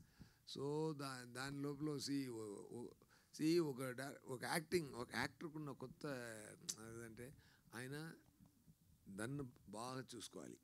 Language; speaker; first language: Telugu; non-native, learner; Tamil